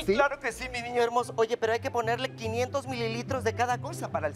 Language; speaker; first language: Spanish; native; Spanish